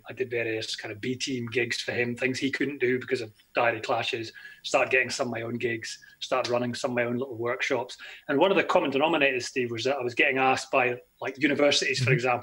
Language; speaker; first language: English; native; English